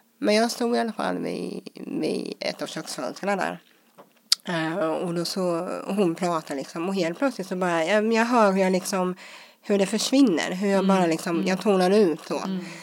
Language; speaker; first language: Swedish; early bilingual, other home language; English